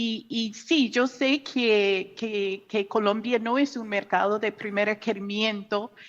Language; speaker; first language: Spanish; non-native, fluent; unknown